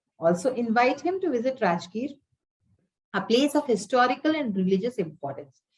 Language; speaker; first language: Hindi; native; Hindi